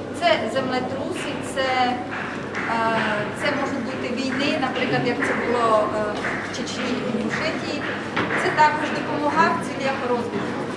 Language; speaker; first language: Ukrainian; non-native, fluent; Czech